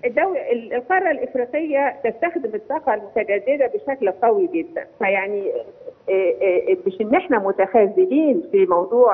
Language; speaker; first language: Arabic; native; Arabic